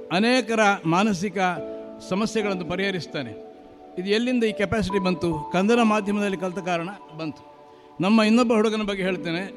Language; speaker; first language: Kannada; non-native, local second language; Marathi